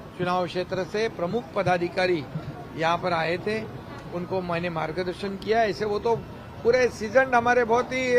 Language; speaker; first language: Hindi; non-native, local second language; Marathi